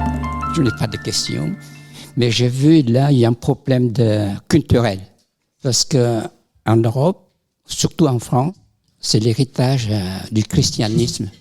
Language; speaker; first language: French; non-native, fluent; Vietnamese